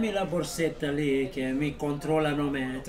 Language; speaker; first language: Italian; non-native, learner; Arabic